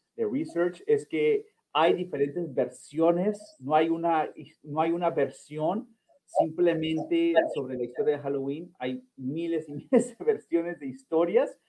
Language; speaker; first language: Spanish; early bilingual, heritage; Spanish